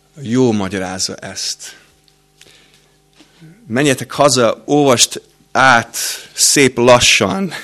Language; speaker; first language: Hungarian; non-native, fluent; English